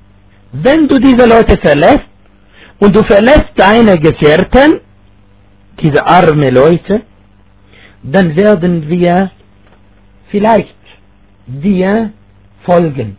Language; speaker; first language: German; non-native, fluent; Arabic